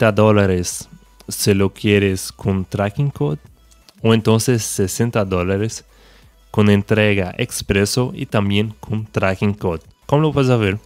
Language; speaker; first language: Spanish; non-native, fluent; Portuguese